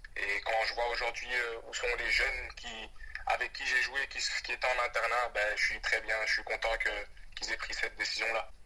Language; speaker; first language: French; early bilingual, other home language; Wolof